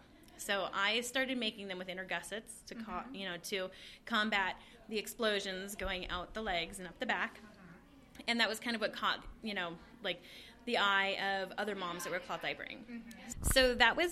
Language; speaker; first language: English; native; English